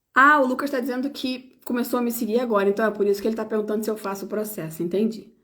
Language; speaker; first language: Portuguese; native; Portuguese